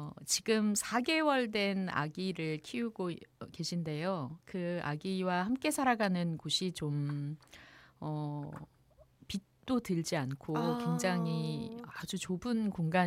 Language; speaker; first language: Korean; native; Korean